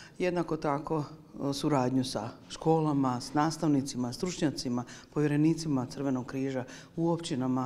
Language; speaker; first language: Croatian; native; Croatian